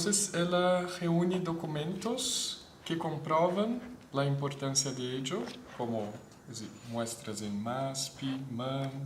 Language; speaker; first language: Spanish; non-native, fluent; Portuguese